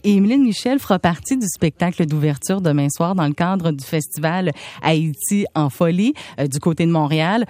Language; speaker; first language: French; native; French